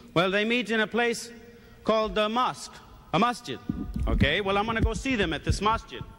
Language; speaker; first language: English; native; English